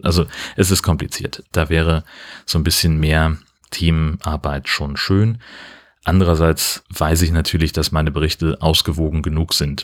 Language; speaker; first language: German; native; German